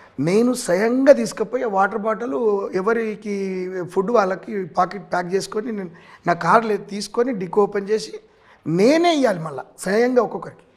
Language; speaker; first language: Telugu; native; Telugu